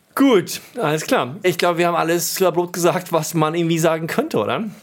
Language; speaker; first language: German; native; German